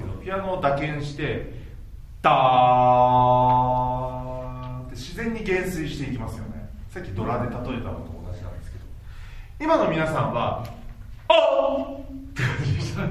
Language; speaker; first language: Japanese; native; Japanese